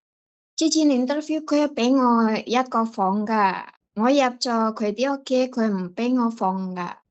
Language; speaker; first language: Cantonese; non-native, learner; Indonesian